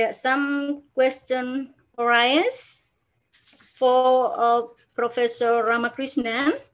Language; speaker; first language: English; non-native, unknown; Indonesian